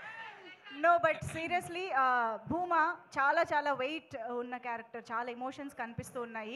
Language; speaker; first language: Telugu; native; Telugu